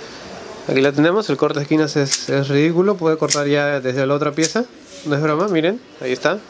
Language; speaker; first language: Spanish; native; Spanish